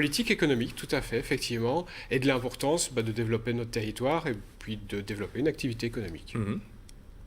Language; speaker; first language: French; native; French